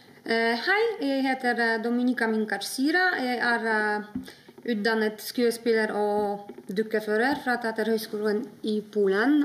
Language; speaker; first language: Norwegian; non-native, fluent; Polish